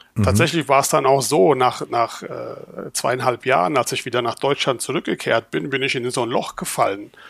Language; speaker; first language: German; native; German